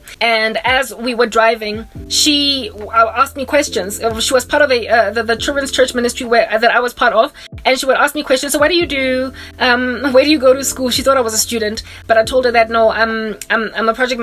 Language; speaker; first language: English; non-native, local second language; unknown